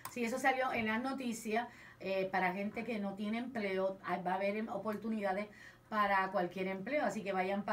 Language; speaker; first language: Spanish; native; Spanish